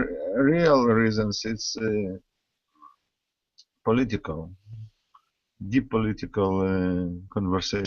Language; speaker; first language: English; non-native, learner; Russian